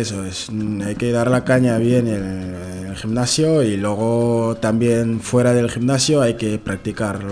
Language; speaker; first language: Spanish; non-native, learner; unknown